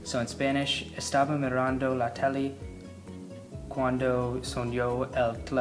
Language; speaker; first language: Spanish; non-native, learner; English